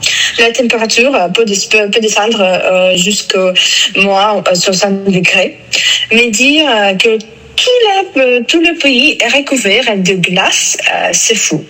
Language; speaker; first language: French; non-native, fluent; Russian